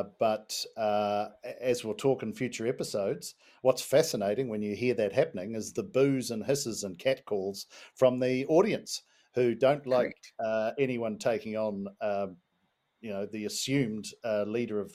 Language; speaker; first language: English; native; English